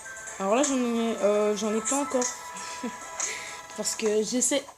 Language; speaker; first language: French; native; French